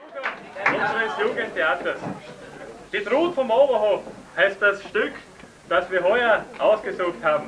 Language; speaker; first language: German; native; German